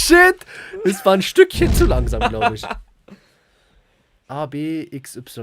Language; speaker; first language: German; native; German